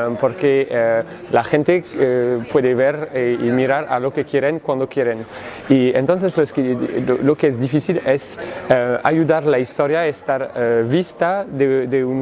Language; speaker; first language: Spanish; non-native, fluent; French